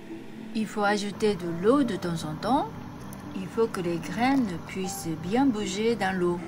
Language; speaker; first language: French; non-native, fluent; Japanese